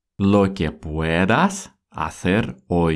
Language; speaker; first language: Spanish; non-native, fluent; Russian